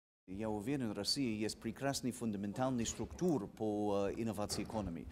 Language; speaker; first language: Russian; non-native, learner; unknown